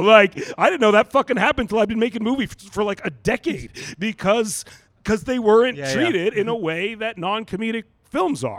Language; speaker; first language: English; native; English